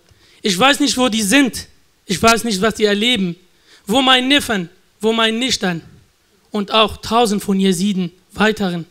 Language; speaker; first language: German; non-native, learner; Kurdish